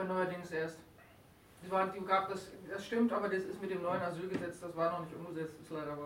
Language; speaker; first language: German; native; German